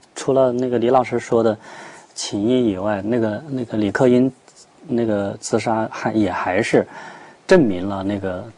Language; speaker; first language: Chinese; native; Chinese